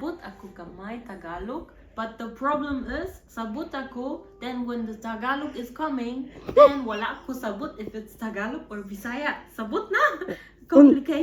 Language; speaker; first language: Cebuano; early bilingual, heritage; Cebuano